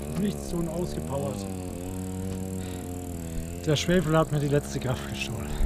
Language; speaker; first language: German; native; German